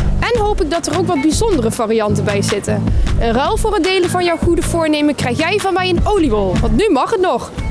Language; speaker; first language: Dutch; native; Dutch